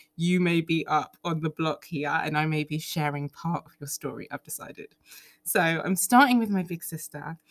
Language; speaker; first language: English; native; English